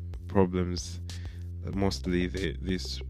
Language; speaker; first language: English; non-native, local second language; Swahili